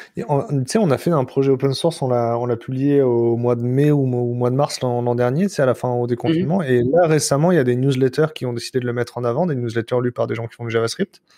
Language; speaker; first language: French; native; French